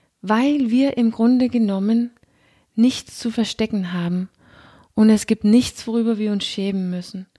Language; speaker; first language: German; non-native, fluent; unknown